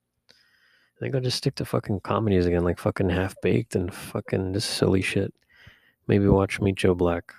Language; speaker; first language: English; native; English